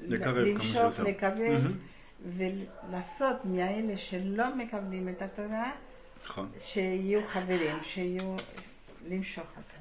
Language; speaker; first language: Hebrew; non-native, learner; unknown